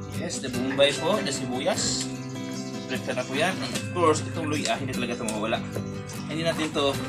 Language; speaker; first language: Filipino; non-native, local second language; Cebuano